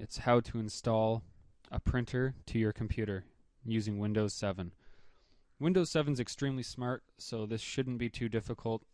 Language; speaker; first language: English; native; English